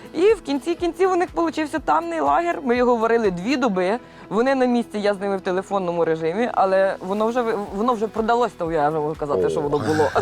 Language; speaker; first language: Ukrainian; native; Ukrainian